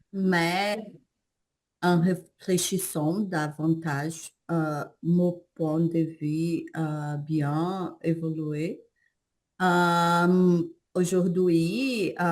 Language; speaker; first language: French; non-native, learner; Portuguese